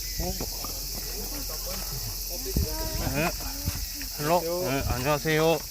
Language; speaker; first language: Korean; native; Korean